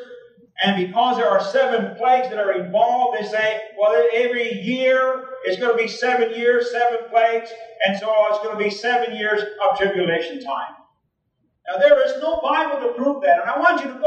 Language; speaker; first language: English; early bilingual, other home language; Spanish